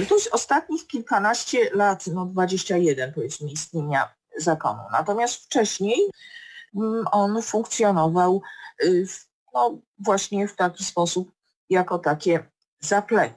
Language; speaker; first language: Polish; native; Polish